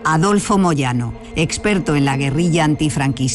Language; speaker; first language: Spanish; native; Spanish